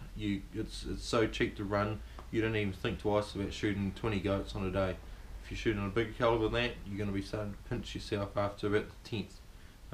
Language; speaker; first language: English; native; English